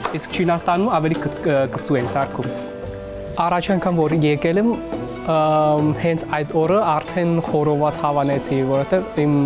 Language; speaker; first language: Armenian; non-native, fluent; Chinese